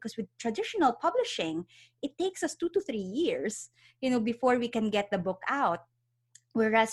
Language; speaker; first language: English; non-native, local second language; Filipino